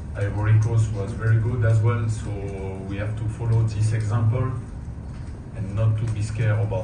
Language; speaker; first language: English; non-native, fluent; French